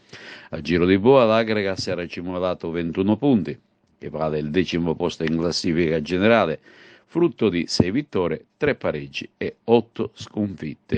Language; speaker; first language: Italian; native; Italian